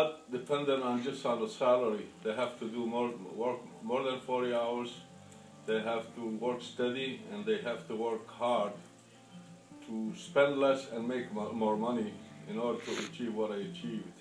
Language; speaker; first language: English; non-native, fluent; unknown